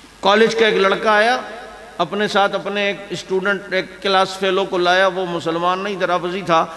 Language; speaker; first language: Urdu; non-native, local second language; Punjabi